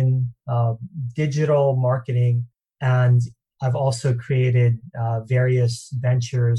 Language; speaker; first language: English; native; English